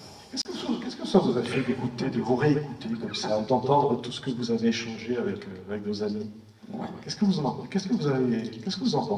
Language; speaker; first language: French; native; French